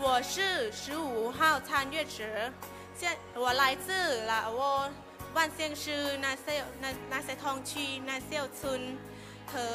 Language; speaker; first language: Chinese; non-native, learner; Lao